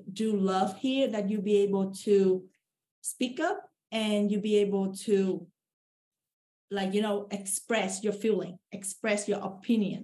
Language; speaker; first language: English; non-native, fluent; Vietnamese